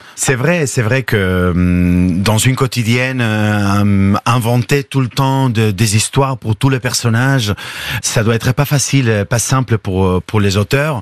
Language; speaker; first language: French; non-native, fluent; Spanish